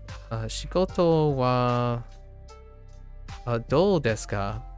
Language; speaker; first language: Japanese; non-native, learner; English